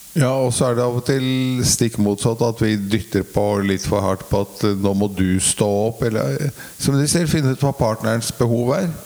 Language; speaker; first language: Norwegian; native; Norwegian